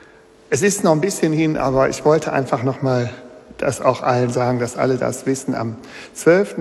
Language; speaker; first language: German; native; German